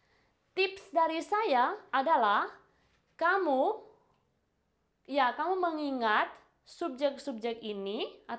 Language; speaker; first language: Indonesian; non-native, fluent; Spanish